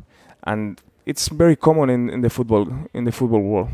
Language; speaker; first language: English; non-native, fluent; Spanish